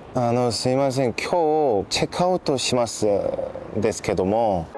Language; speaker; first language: Japanese; non-native, learner; Korean